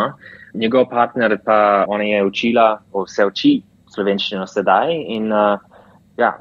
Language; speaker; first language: Slovenian; early bilingual, heritage; English